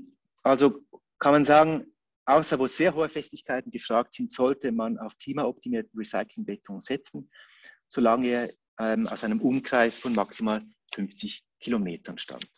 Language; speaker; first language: German; native; German